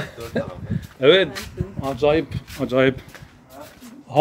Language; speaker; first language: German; early bilingual, other home language; Turkish